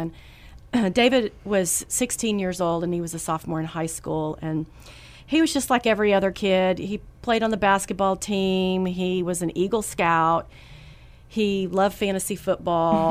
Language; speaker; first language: English; native; English